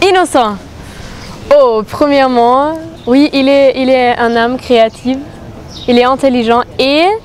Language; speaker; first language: French; non-native, fluent; German